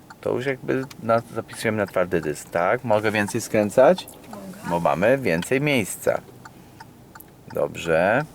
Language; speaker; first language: Polish; native; Polish